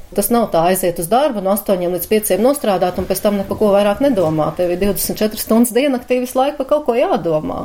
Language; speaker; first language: Latvian; native; Latvian